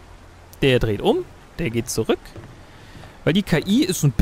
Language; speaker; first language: German; native; German